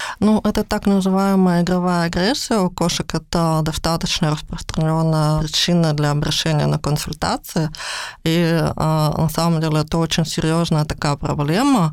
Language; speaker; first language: Russian; native; Russian